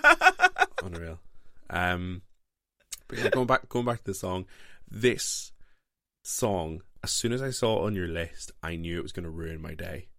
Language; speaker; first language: English; native; English